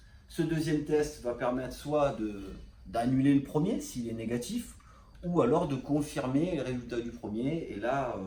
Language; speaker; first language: French; native; French